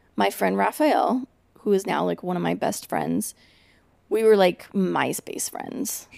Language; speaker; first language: English; native; English